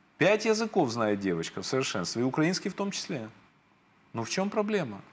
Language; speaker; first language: Russian; native; Russian